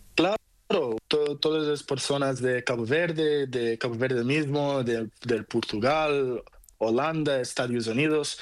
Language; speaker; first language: Spanish; non-native, learner; Portuguese